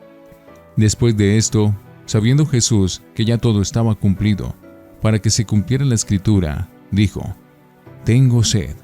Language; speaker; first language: Spanish; native; Spanish